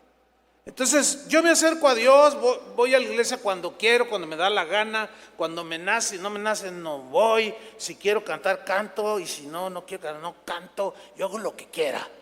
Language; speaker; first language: Spanish; native; Spanish